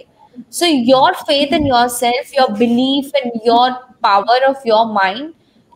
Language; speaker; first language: English; non-native, local second language; Hindi